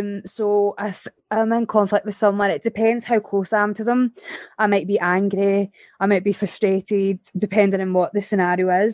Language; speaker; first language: English; native; English